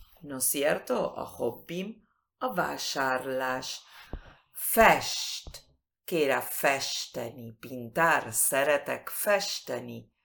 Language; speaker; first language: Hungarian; early bilingual, heritage; Spanish